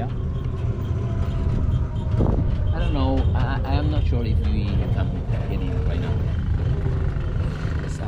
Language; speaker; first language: English; non-native, fluent; Spanish